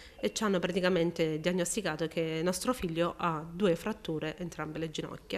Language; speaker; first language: Italian; native; Italian